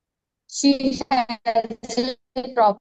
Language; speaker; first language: English; non-native, learner; Telugu